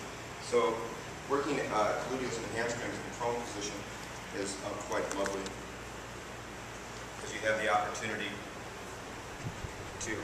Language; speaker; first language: English; native; English